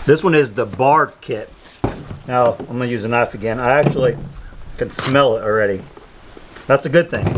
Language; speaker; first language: English; native; English